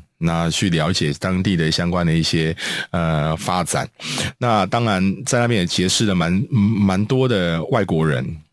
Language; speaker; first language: Chinese; native; Chinese